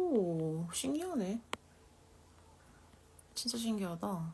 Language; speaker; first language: Korean; non-native, fluent; French